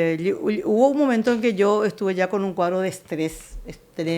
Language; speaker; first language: Spanish; native; Spanish